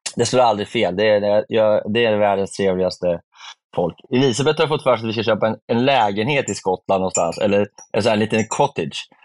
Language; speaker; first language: Swedish; native; Swedish